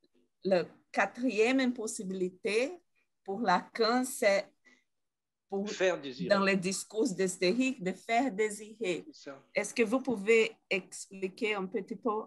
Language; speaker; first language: French; non-native, fluent; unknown